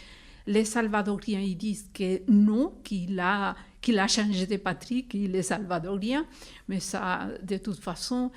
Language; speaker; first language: French; non-native, fluent; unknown